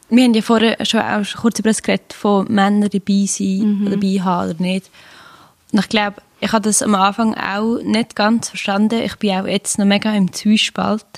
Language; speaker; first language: German; native; German